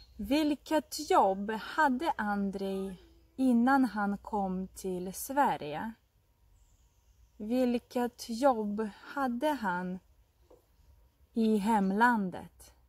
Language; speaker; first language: Swedish; non-native, fluent; Russian